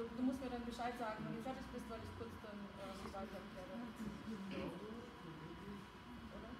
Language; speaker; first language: German; early bilingual, other home language; Russian